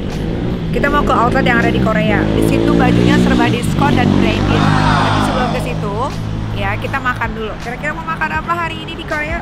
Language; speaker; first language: Indonesian; native; Indonesian